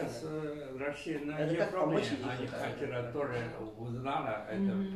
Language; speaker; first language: Russian; non-native, learner; Chinese